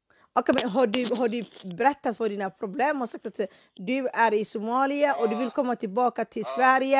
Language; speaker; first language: Swedish; non-native, fluent; Somali